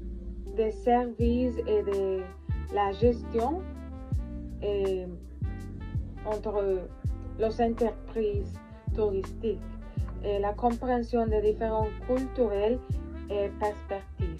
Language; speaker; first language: French; non-native, learner; Spanish